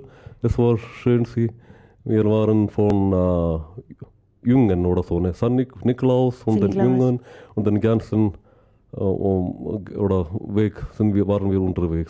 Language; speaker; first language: German; non-native, learner; Malayalam